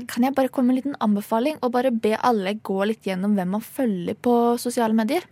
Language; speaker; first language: Norwegian; native; Norwegian